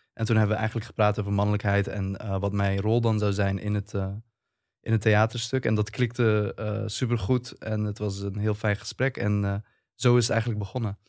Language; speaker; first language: Dutch; early bilingual, other home language; Turkish